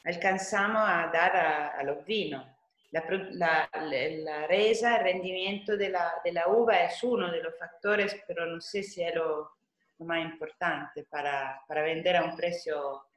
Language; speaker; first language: Spanish; non-native, fluent; Italian